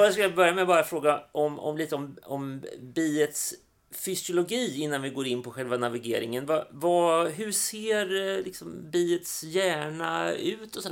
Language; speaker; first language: Swedish; native; Swedish